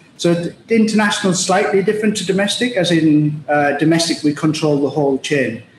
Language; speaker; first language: English; native; English